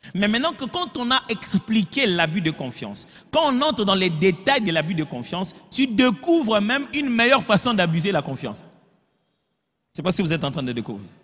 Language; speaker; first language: French; non-native, local second language; Lingala